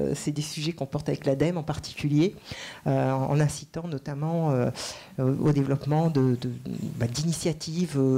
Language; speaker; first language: French; native; French